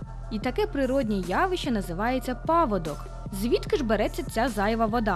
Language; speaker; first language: Ukrainian; native; Ukrainian